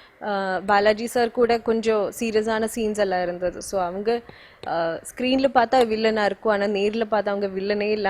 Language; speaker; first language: Tamil; non-native, learner; Malayalam